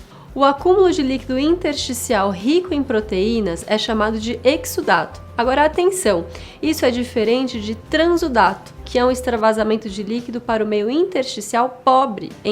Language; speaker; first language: Portuguese; native; Portuguese